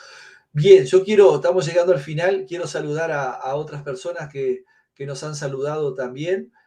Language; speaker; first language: Spanish; native; Spanish